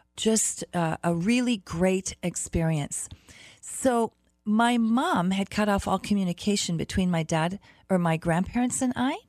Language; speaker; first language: English; early bilingual, other home language; German